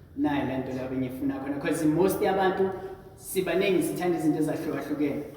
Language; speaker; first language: Zulu; non-native, local second language; Southern Sotho